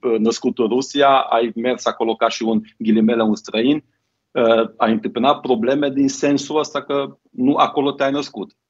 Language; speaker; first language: Romanian; non-native, local second language; Hungarian